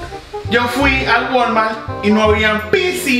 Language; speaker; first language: Spanish; early bilingual, heritage; Spanish